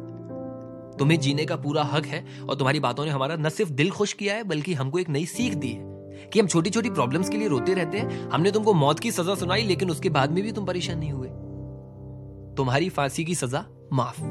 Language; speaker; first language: Hindi; native; Hindi